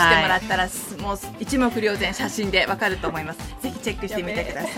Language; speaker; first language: Japanese; native; Japanese